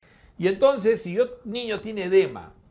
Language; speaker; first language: Spanish; native; Spanish